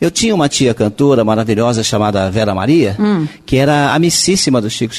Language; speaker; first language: Portuguese; native; Portuguese